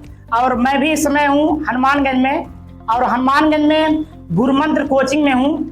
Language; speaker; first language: Hindi; native; Hindi